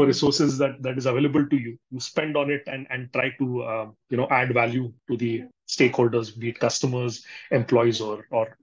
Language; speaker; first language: English; non-native, local second language; Marathi